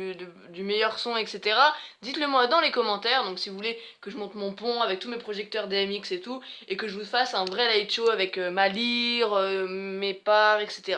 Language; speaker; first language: French; native; French